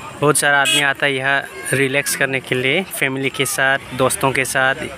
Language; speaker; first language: Hindi; non-native, local second language; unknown